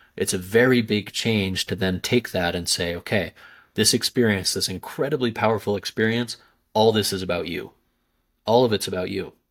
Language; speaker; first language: English; native; English